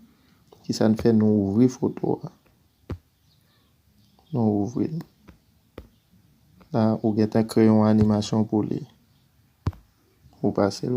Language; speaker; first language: French; non-native, learner; Haitian Creole